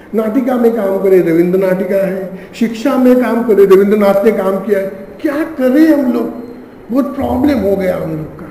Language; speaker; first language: Hindi; non-native, local second language; Marathi